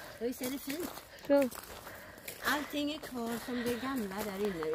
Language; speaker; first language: Swedish; native; Swedish